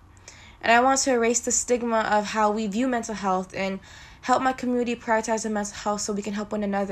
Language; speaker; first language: English; native; English